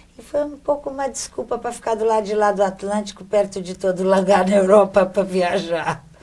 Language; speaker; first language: Portuguese; native; Portuguese